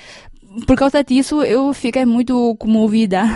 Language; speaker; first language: Portuguese; non-native, fluent; Chinese